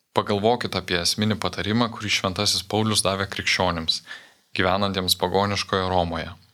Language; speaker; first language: Lithuanian; native; Lithuanian